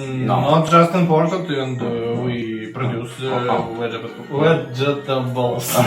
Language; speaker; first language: English; non-native, learner; Russian